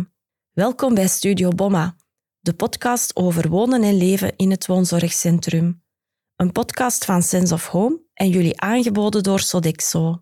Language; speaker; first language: Dutch; native; Dutch